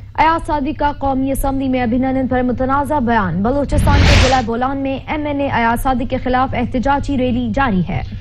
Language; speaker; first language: Urdu; native; Urdu